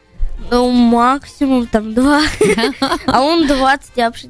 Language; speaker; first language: Russian; early bilingual, heritage; Russian